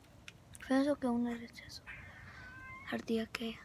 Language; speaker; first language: Spanish; early bilingual, heritage; Spanish